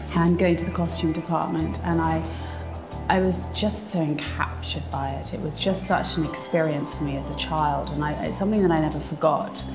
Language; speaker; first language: English; native; English